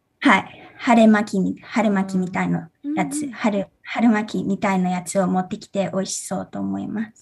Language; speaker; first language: Japanese; early bilingual, heritage; English